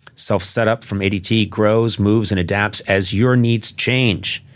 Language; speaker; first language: English; native; English